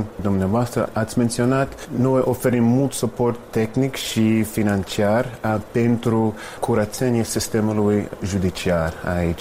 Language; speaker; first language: Romanian; non-native, fluent; English